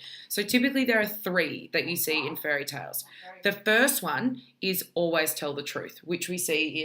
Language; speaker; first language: English; native; English